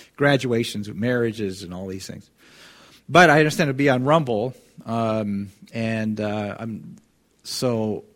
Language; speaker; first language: English; native; English